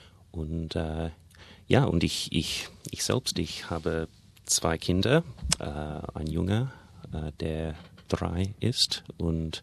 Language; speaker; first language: German; non-native, learner; English